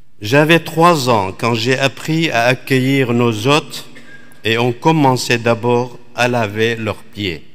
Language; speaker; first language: French; non-native, fluent; Assyrian Neo-Aramaic